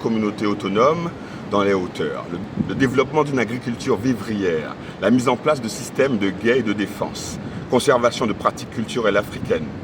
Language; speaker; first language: French; native; French